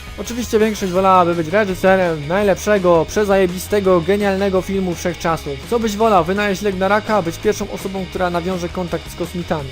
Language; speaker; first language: Polish; native; Polish